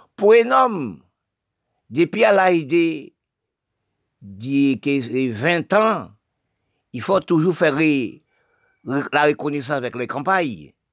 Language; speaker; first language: French; non-native, local second language; Haitian Creole